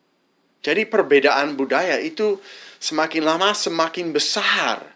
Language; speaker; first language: Indonesian; non-native, fluent; English